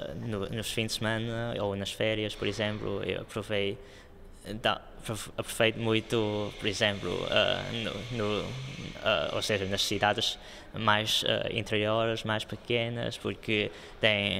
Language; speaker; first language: Portuguese; non-native, local second language; Chinese